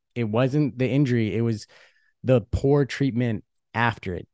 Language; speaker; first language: English; early bilingual, other home language; Dutch